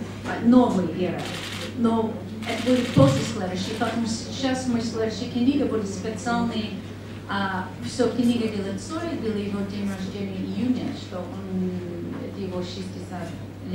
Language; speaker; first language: Russian; non-native, learner; English